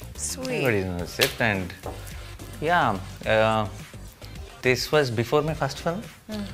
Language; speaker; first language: English; non-native, local second language; Telugu